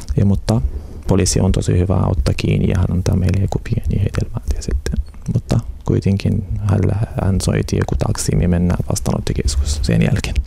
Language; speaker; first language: Finnish; non-native, learner; Arabic